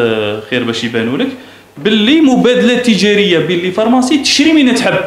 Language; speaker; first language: Arabic; native; Arabic